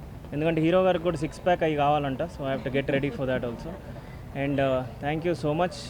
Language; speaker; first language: Telugu; native; Telugu